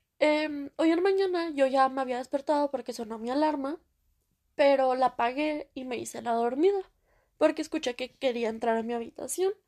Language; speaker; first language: Spanish; early bilingual, heritage; Spanish